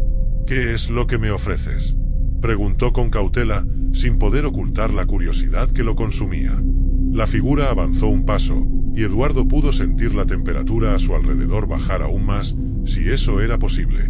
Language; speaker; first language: Spanish; native; Spanish